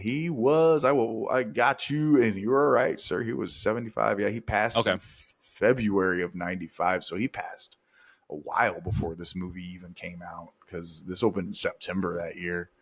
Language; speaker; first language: English; native; English